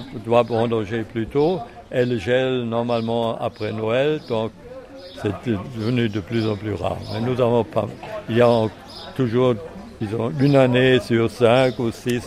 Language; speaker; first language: French; non-native, fluent; German